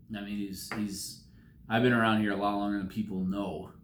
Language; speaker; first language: English; native; English